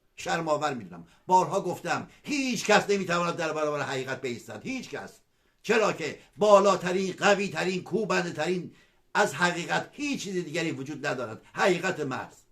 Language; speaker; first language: Persian; non-native, local second language; Azerbaijani